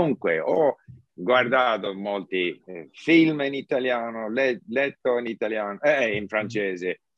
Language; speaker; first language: Italian; non-native, learner; English